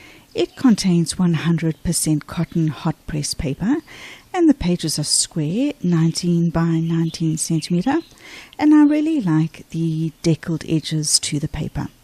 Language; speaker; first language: English; native; English